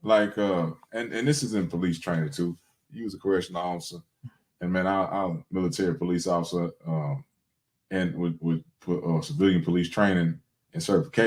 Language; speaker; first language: English; native; English